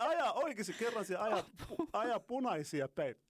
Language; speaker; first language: Finnish; non-native, fluent; Arabic